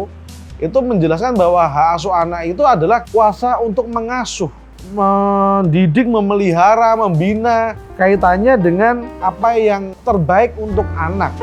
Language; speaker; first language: Indonesian; native; Indonesian